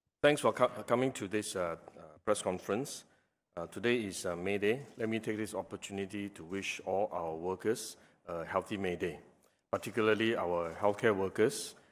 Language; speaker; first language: English; non-native, local second language; Chinese